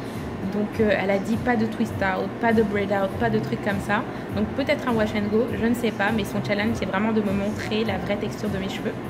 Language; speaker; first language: French; native; French